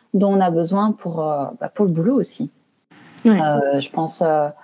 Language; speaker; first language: French; native; French